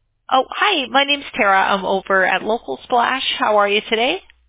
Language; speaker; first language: English; native; English